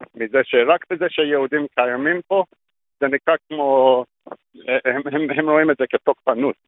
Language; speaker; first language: Hebrew; non-native, fluent; English